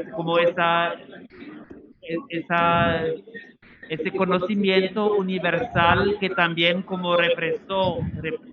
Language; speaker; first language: Spanish; non-native, fluent; German